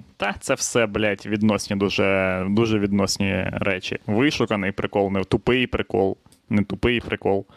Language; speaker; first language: Ukrainian; non-native, local second language; Russian